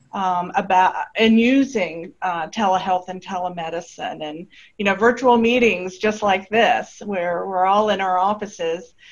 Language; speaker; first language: English; native; English